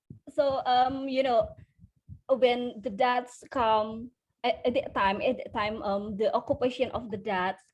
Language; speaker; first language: English; non-native, fluent; Indonesian